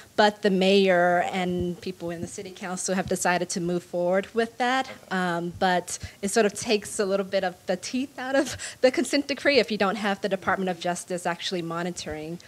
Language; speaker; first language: English; native; English